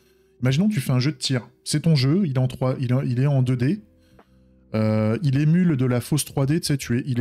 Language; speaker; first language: French; native; French